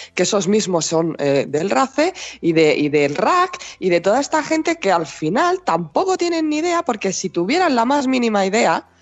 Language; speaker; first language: Spanish; native; Spanish